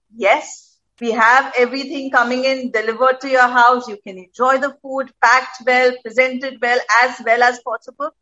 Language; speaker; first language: English; non-native, local second language; Gujarati